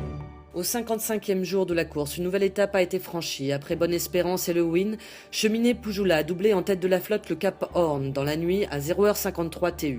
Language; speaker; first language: French; native; French